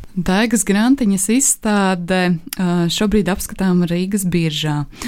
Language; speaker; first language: Latvian; native; Latvian